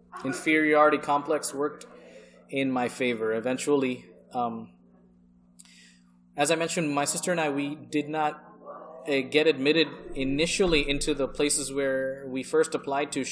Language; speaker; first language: English; early bilingual, other home language; Bangla